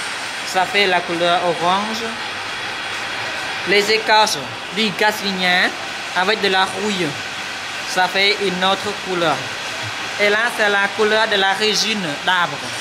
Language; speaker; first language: French; non-native, fluent; Khmer